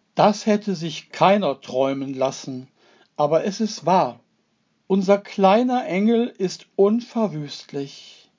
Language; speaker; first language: German; native; German